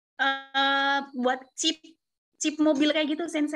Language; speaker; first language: Indonesian; native; Indonesian